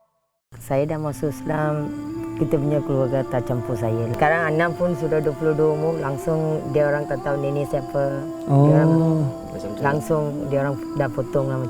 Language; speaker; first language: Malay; non-native, local second language; Tamil